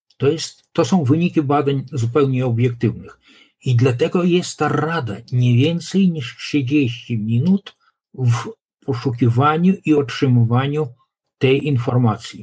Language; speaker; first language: Polish; non-native, local second language; Lithuanian